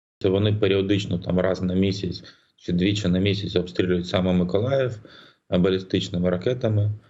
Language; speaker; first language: Ukrainian; native; Ukrainian